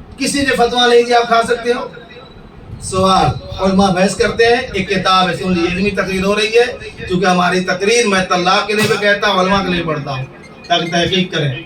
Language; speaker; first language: Urdu; native; Urdu